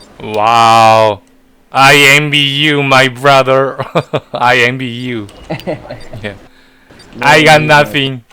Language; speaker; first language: English; non-native, learner; Korean